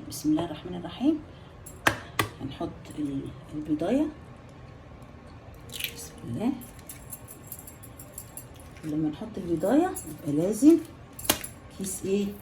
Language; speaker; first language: Arabic; native; Arabic